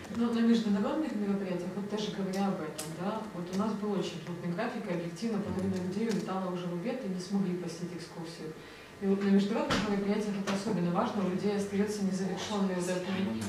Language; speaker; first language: Russian; native; Russian